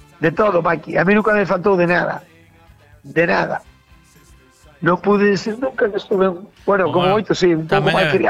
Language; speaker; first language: Spanish; non-native, local second language; Galician